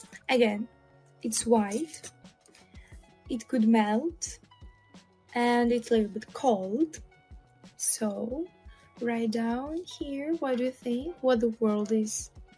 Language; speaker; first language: English; non-native, fluent; Russian